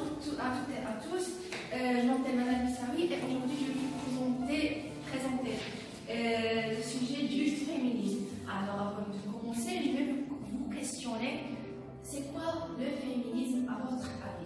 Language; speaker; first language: French; non-native, learner; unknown